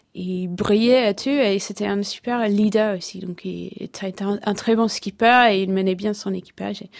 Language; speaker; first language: French; non-native, fluent; English